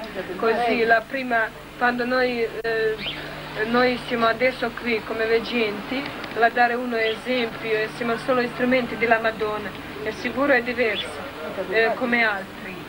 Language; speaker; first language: Italian; non-native, learner; Croatian